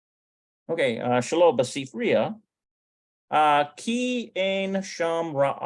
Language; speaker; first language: Hebrew; non-native, learner; English